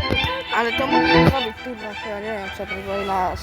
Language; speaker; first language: Polish; non-native, learner; Slovak